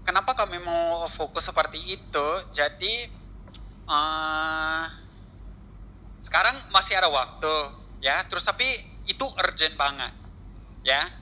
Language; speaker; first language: Indonesian; non-native, learner; English